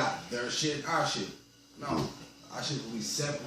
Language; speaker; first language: English; native; English